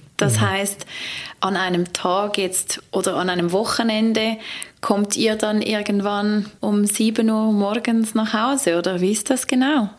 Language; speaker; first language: German; native; German